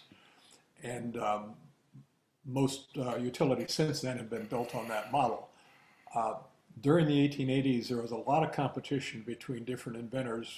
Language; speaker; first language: English; native; English